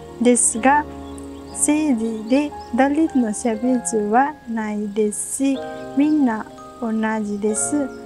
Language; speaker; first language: Japanese; non-native, learner; Nepali